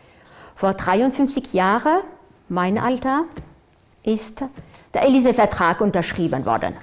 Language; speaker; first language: German; non-native, fluent; French